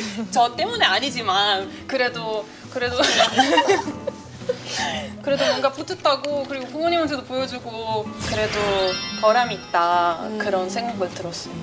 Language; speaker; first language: Korean; non-native, fluent; Italian